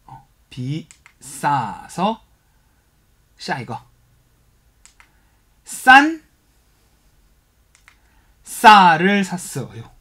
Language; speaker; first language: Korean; non-native, fluent; Chinese